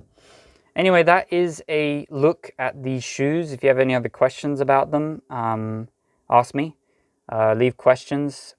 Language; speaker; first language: English; native; English